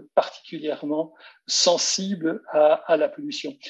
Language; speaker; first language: French; native; French